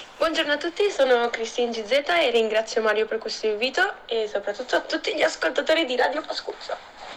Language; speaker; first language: Italian; non-native, fluent; Spanish